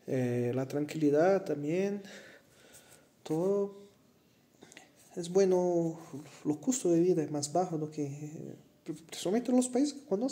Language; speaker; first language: Spanish; non-native, fluent; Portuguese